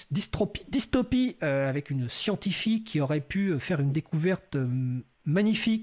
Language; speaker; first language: French; native; French